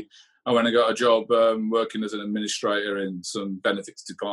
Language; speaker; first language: English; native; English